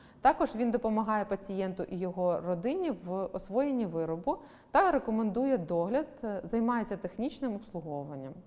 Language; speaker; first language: Ukrainian; native; Ukrainian